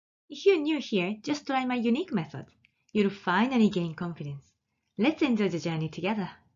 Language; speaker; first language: English; non-native, fluent; Japanese